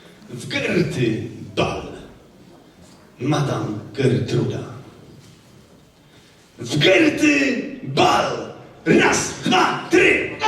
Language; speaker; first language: Polish; non-native, local second language; Rusyn